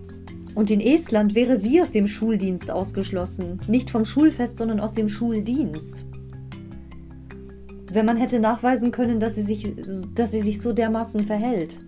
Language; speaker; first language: German; native; German